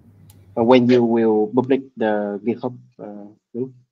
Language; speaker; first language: English; non-native, learner; Vietnamese